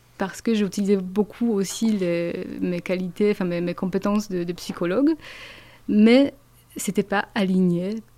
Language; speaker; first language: French; non-native, fluent; Polish